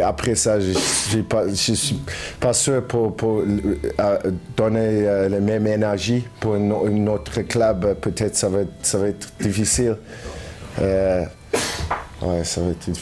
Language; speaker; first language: French; non-native, learner; English